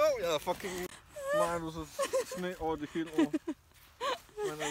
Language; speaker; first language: Danish; native; Danish